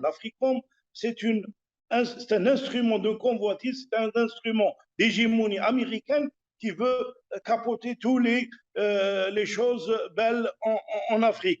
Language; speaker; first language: French; non-native, local second language; Arabic